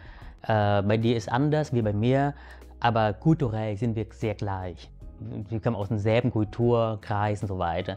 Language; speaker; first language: German; early bilingual, other home language; Vietnamese